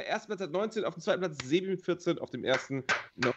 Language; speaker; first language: German; native; German